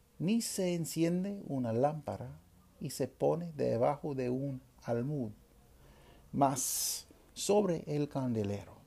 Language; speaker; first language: Spanish; non-native, fluent; English